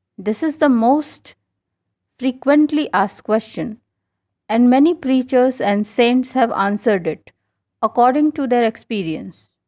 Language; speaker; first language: English; non-native, local second language; Hindi